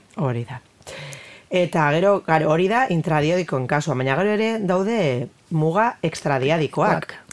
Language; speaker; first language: Basque; native; Basque